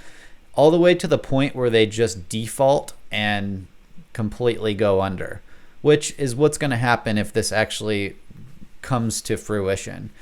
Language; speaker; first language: English; native; English